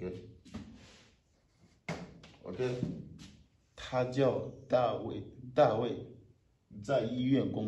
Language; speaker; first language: Chinese; non-native, learner; French